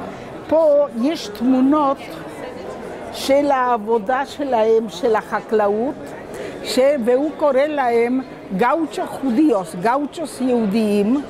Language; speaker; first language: Hebrew; non-native, local second language; Spanish